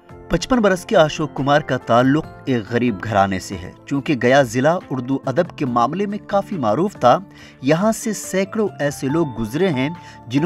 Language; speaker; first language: Hindi; native; Hindi